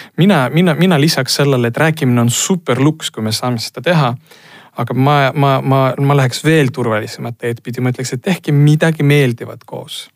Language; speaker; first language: Estonian; non-native, local second language; Russian